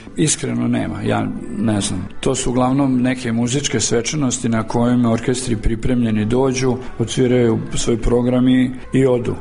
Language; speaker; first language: Serbian; native; Serbian